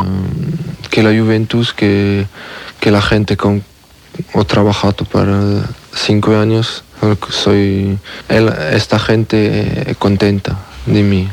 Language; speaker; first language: Spanish; non-native, learner; French